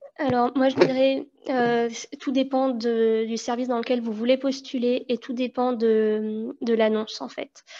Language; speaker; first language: French; native; French